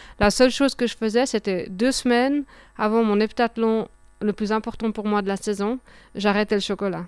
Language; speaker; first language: French; native; French